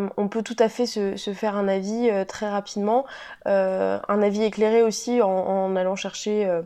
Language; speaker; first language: French; native; French